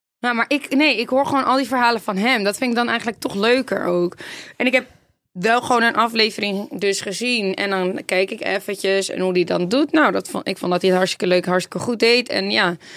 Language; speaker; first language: Dutch; native; Dutch